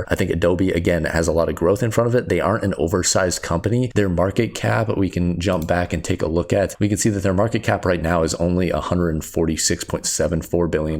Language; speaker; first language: English; native; English